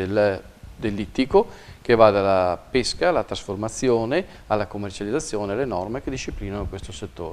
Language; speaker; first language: Italian; native; Italian